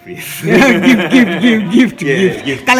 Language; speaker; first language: English; non-native, learner; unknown